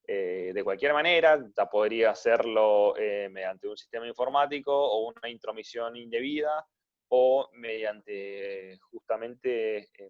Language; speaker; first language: Spanish; native; Spanish